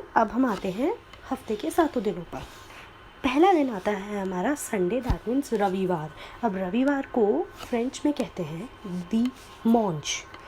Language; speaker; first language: Hindi; native; Hindi